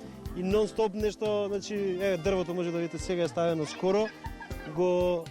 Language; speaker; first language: Macedonian; native; Macedonian